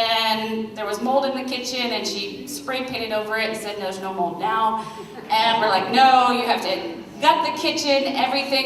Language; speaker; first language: English; native; English